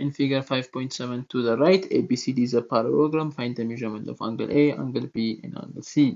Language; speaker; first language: English; non-native, local second language; Amharic